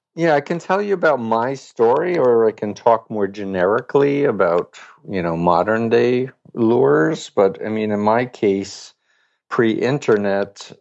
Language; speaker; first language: English; native; English